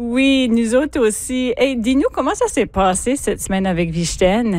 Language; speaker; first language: French; native; French